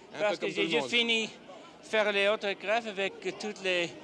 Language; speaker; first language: French; non-native, learner; English